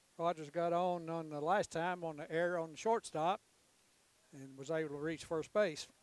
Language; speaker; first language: English; native; English